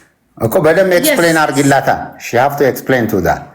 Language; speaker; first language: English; non-native, learner; Amharic